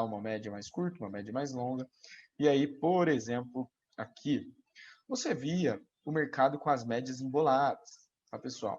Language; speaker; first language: Portuguese; native; Portuguese